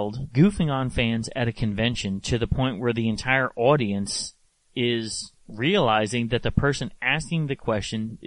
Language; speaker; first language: English; native; English